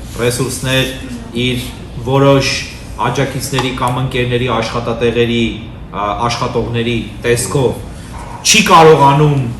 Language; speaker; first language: Armenian; native; Armenian